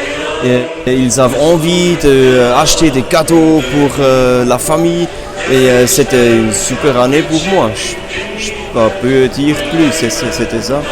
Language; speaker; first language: French; non-native, learner; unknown